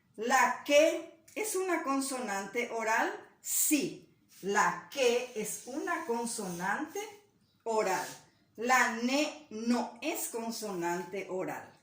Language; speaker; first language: Spanish; native; Spanish